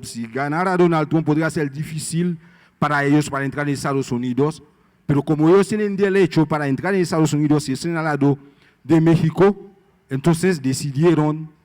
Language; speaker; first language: Spanish; non-native, fluent; Haitian Creole